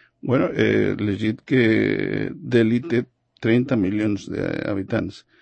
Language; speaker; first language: Catalan; non-native, local second language; Spanish